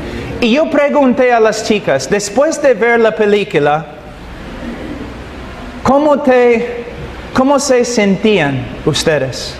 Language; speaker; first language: Spanish; non-native, fluent; English